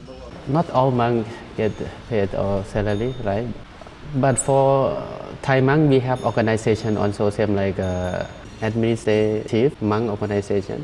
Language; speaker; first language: English; non-native, learner; Thai